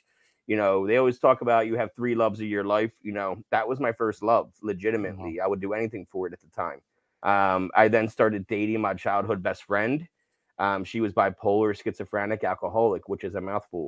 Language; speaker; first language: English; native; English